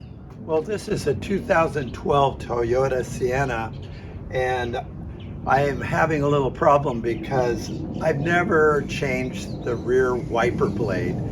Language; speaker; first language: English; native; English